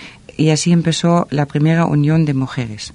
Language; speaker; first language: Spanish; non-native, fluent; German